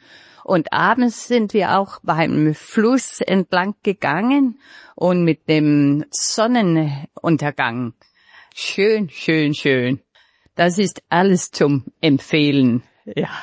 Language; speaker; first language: German; non-native, fluent; Danish